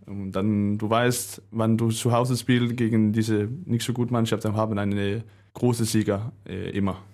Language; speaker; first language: German; non-native, learner; Danish